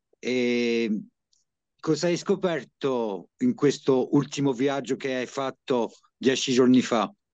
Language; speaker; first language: Italian; early bilingual, heritage; French